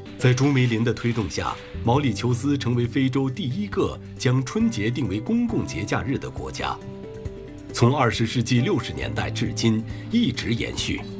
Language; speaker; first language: Chinese; native; Chinese